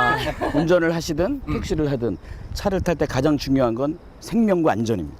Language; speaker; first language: Korean; native; Korean